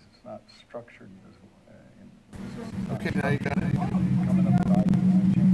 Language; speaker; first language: English; native; English